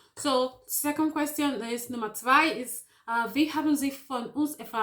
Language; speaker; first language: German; non-native, learner; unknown